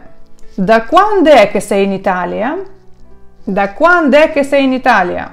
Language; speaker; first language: Italian; non-native, fluent; Ukrainian